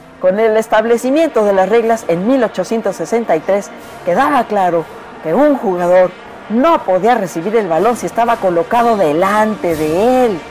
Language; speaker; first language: Spanish; native; Spanish